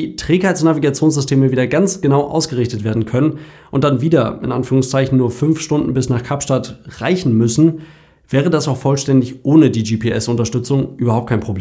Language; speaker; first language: German; native; German